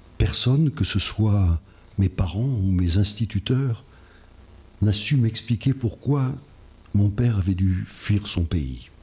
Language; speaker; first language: French; native; French